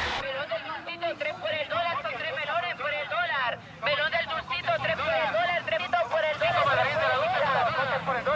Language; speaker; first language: Spanish; native; Spanish